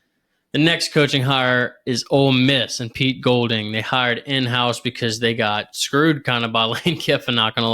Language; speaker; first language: English; native; English